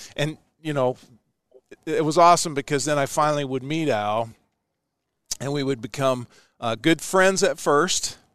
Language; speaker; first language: English; native; English